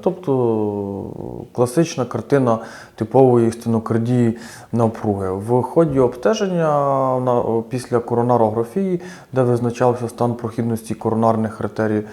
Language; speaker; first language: Ukrainian; native; Ukrainian